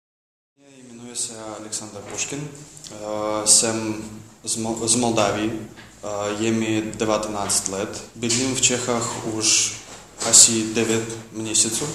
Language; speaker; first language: Czech; non-native, learner; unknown